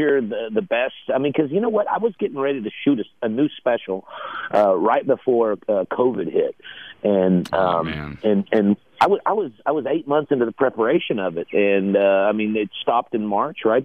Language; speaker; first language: English; native; English